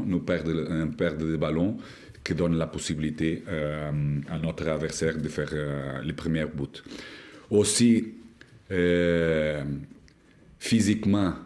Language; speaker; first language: French; non-native, learner; Portuguese